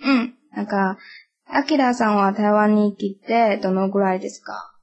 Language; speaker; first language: Japanese; non-native, learner; Chinese